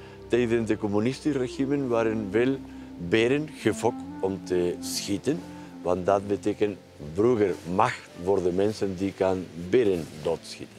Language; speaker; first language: Dutch; non-native, learner; Spanish